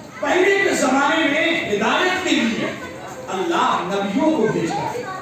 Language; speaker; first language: Urdu; native; Urdu